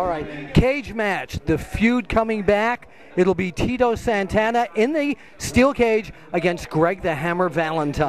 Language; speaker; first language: English; native; English